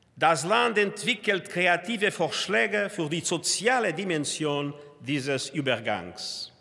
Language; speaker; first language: German; non-native, fluent; Portuguese